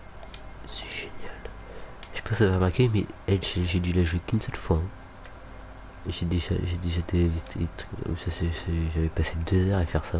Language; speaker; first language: French; native; French